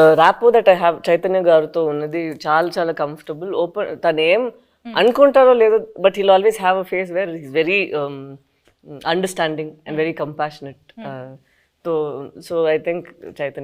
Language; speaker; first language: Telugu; non-native, fluent; Tamil